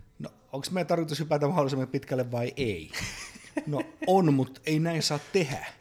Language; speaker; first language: Finnish; native; Finnish